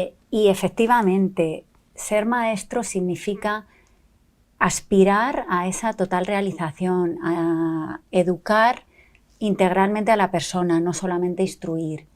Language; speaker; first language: Spanish; native; Spanish